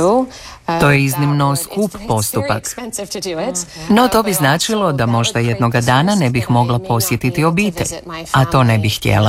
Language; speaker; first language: Croatian; non-native, fluent; English